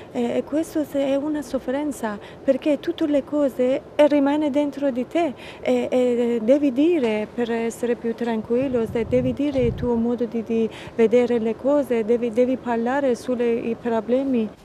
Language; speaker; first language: Italian; non-native, fluent; Persian